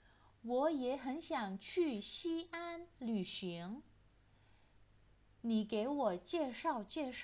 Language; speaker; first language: Chinese; non-native, fluent; Indonesian